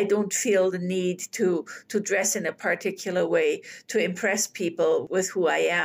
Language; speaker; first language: English; non-native, fluent; German